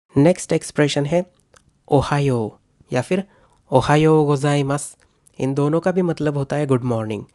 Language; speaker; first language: Hindi; non-native, local second language; Marathi